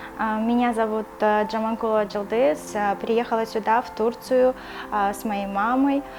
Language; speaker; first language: Russian; non-native, local second language; Kyrgyz